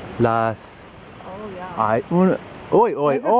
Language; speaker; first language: Spanish; non-native, learner; English